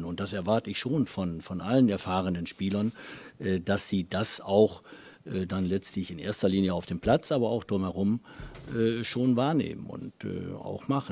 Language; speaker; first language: German; native; German